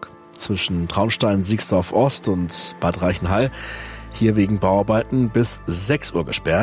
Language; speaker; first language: German; native; German